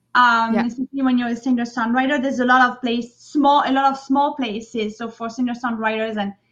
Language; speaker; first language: English; non-native, fluent; French